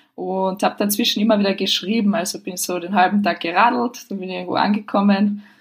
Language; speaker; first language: German; native; German